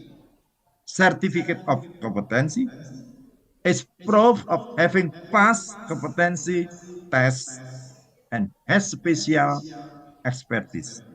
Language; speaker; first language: English; non-native, fluent; Indonesian